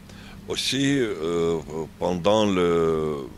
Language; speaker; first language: French; non-native, learner; Arabic